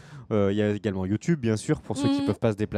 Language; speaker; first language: French; native; French